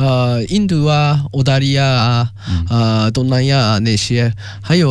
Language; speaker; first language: Chinese; non-native, fluent; Japanese